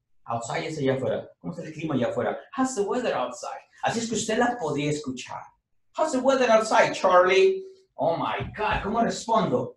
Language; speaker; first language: Spanish; native; Spanish